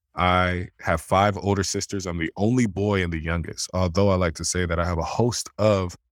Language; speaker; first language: English; early bilingual, other home language; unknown